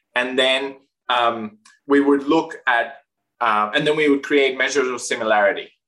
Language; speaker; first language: English; non-native, fluent; Spanish